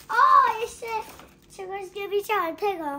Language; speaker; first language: Polish; early bilingual, heritage; Polish